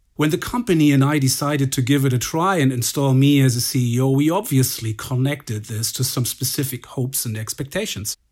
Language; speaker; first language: English; non-native, fluent; German